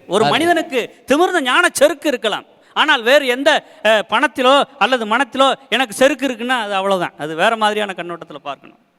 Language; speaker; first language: Tamil; native; Tamil